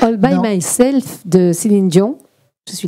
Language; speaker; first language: French; native; French